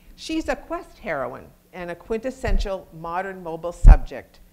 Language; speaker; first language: English; native; English